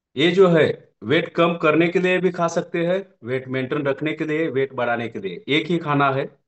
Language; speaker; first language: Hindi; non-native, local second language; Marathi